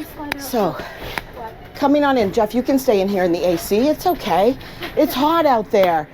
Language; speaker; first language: English; native; English